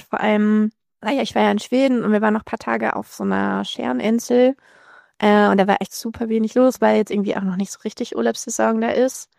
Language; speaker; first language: German; native; German